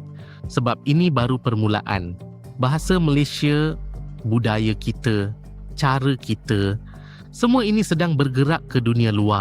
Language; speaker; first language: Malay; native; Malay